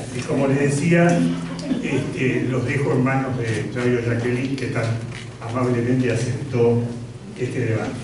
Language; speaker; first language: Spanish; native; Spanish